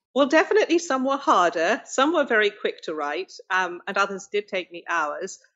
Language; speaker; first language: English; native; English